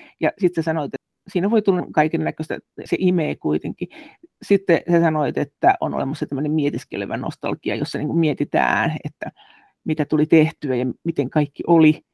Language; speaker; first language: Finnish; native; Finnish